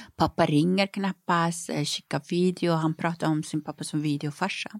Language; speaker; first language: Swedish; non-native, fluent; Persian